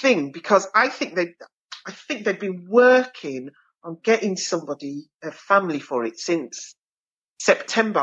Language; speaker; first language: English; native; English